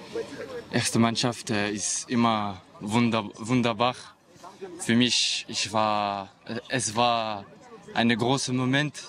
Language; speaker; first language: German; non-native, learner; French